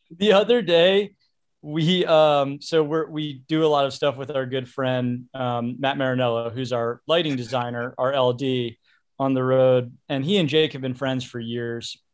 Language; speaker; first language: English; native; English